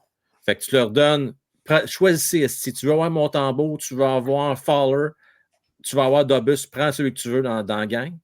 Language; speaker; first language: French; native; French